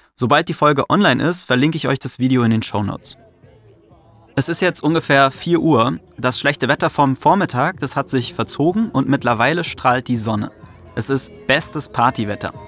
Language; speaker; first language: German; native; German